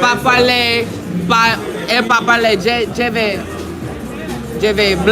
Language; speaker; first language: French; non-native, learner; English